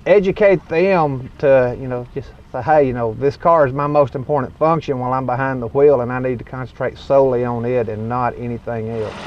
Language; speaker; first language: English; native; English